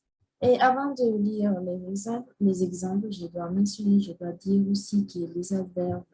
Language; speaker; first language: French; non-native, learner; Spanish